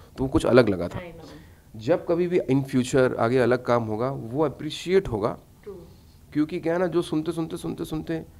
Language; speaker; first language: Hindi; native; Hindi